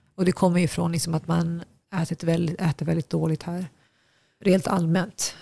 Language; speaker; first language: Swedish; early bilingual, other home language; Tigrinya